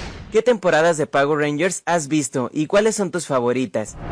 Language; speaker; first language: Spanish; native; Spanish